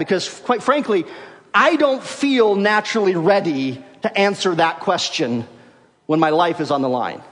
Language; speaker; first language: English; native; English